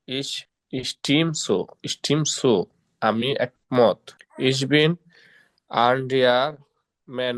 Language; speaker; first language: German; non-native, learner; Bangla